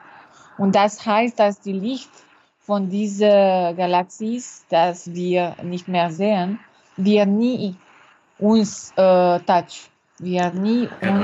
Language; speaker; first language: German; non-native, learner; French